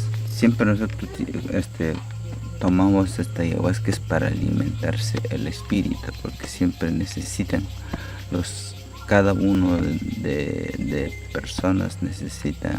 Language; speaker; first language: Spanish; non-native, local second language; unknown